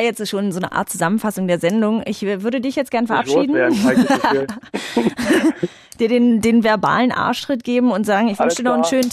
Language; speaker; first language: German; native; German